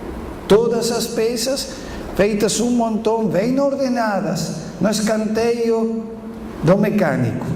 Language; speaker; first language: Portuguese; non-native, fluent; Spanish